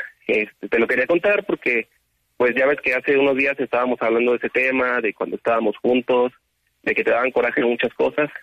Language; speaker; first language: Spanish; native; Spanish